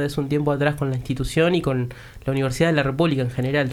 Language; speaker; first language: Spanish; native; Spanish